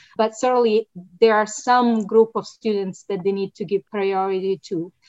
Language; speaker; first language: English; non-native, fluent; Italian